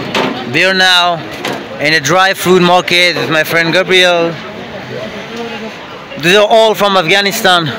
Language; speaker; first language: English; non-native, fluent; Persian